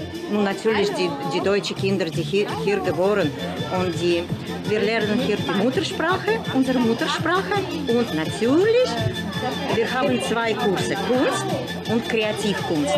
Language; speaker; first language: German; non-native, learner; Russian